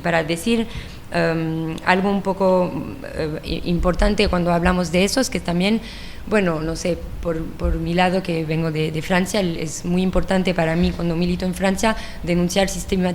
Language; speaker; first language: Spanish; non-native, fluent; French